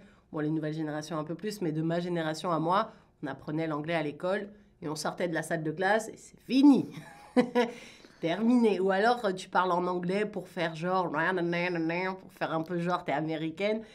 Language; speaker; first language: French; native; French